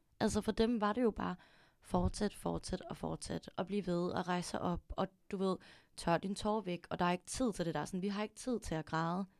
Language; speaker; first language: Danish; early bilingual, other home language; Filipino